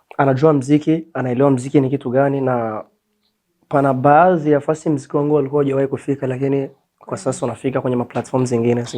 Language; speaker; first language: Swahili; native; Swahili